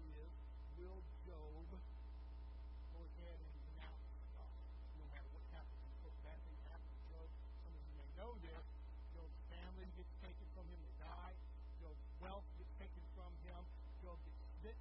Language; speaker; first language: English; native; English